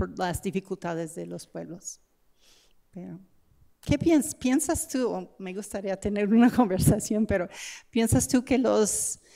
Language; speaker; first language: Spanish; non-native, fluent; English